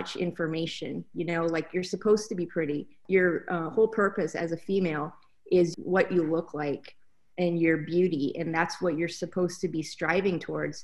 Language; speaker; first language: English; native; English